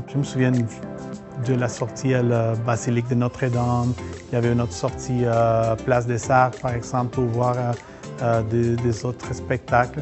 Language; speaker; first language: French; non-native, fluent; Spanish